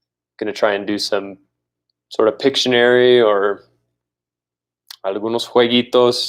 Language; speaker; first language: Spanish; non-native, fluent; English